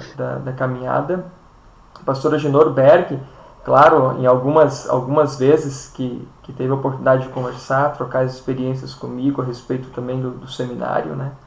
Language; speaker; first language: Portuguese; native; Portuguese